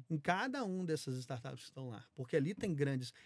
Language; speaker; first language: Portuguese; native; Portuguese